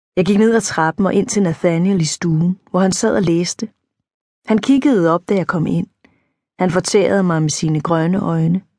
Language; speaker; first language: Danish; native; Danish